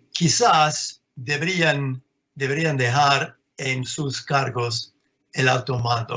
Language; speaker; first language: Spanish; non-native, fluent; English